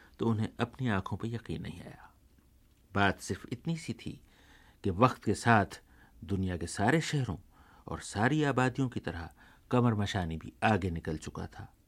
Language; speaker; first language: Urdu; native; Urdu